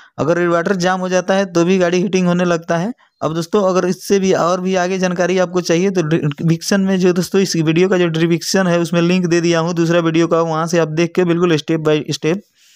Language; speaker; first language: Hindi; native; Hindi